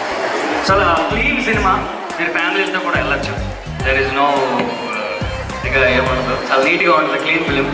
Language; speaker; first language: Telugu; native; Telugu